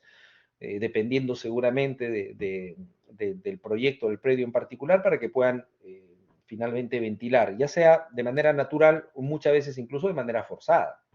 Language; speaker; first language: Spanish; native; Spanish